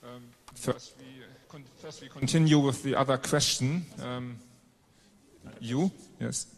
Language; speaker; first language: English; non-native, learner; German